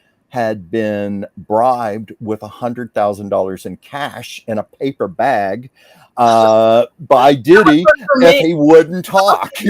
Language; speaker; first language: English; native; English